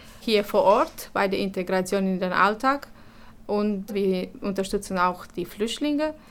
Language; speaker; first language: German; non-native, fluent; Romanian